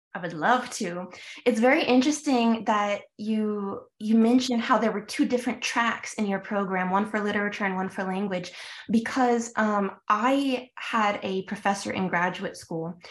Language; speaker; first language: English; early bilingual, other home language; French